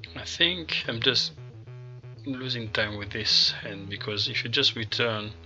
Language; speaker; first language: English; non-native, fluent; French